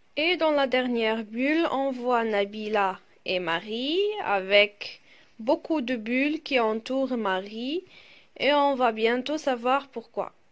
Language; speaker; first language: French; non-native, local second language; Arabic